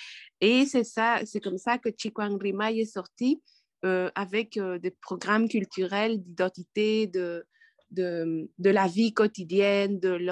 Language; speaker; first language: French; non-native, fluent; Quechua